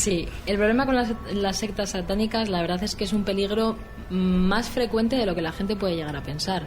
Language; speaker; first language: Spanish; native; Spanish